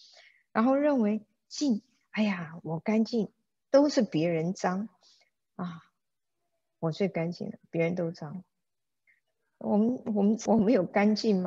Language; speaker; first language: Chinese; native; Chinese